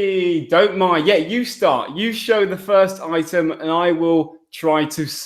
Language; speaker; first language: English; native; English